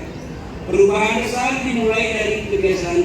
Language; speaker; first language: Indonesian; native; Indonesian